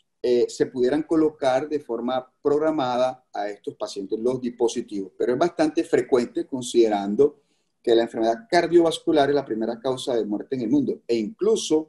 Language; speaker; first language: Spanish; native; Spanish